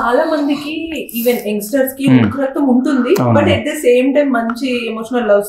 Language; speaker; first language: Telugu; native; Telugu